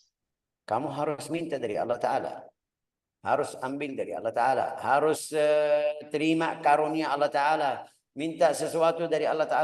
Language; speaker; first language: Indonesian; non-native, fluent; Arabic